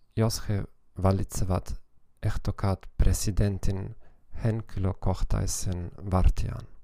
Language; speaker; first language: Finnish; non-native, learner; German